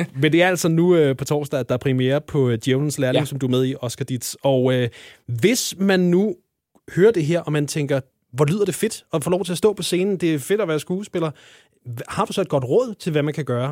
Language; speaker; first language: Danish; native; Danish